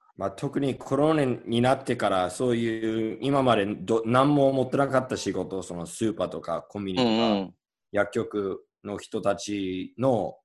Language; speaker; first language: Japanese; non-native, fluent; English